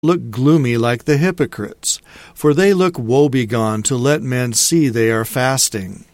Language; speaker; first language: English; native; English